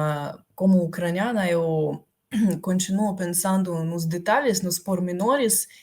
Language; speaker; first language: Portuguese; non-native, fluent; Ukrainian